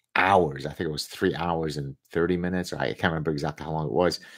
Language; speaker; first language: English; early bilingual, other home language; Arabic